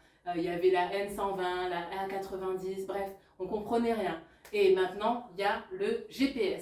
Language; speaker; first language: French; native; French